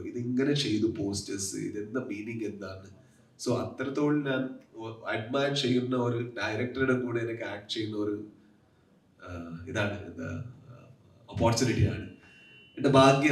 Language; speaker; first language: Malayalam; non-native, learner; Kannada